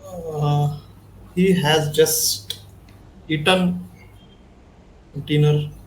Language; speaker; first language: English; non-native, learner; Hindi